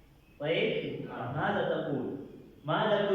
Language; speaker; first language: Arabic; non-native, fluent; Pashto